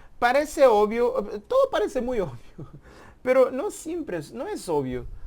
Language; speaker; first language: Spanish; non-native, fluent; Portuguese